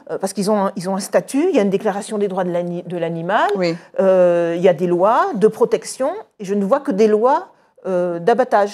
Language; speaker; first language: French; native; French